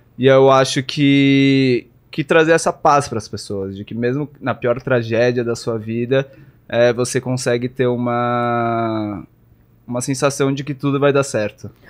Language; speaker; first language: Portuguese; native; Portuguese